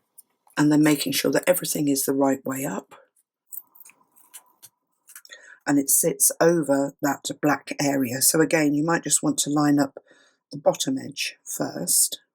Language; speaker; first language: English; native; English